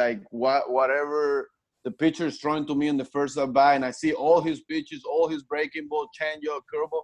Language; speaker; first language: English; non-native, fluent; Spanish